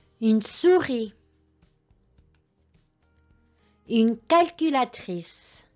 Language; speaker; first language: French; non-native, fluent; English